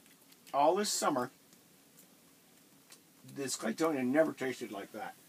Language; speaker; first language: English; native; English